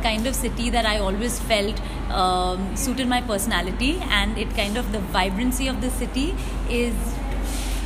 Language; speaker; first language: English; non-native, local second language; Bangla